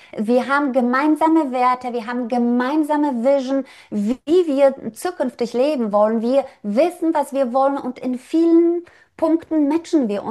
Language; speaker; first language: German; non-native, fluent; Polish